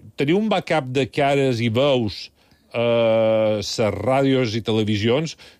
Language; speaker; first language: Catalan; native; Catalan